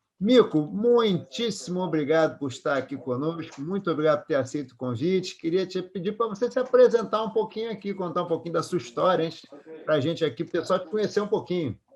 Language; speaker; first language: Portuguese; native; Portuguese